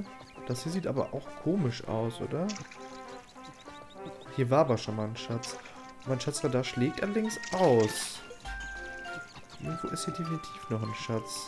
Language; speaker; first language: German; native; German